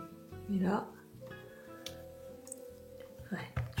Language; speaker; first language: French; non-native, learner; Japanese